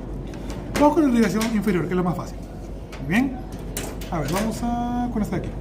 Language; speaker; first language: Spanish; native; Spanish